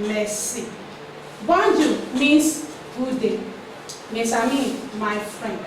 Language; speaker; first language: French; non-native, fluent; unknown